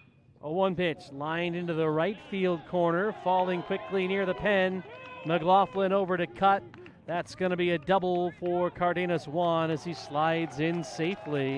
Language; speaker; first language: English; native; English